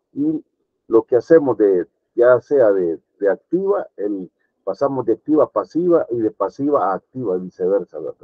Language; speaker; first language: Spanish; native; Spanish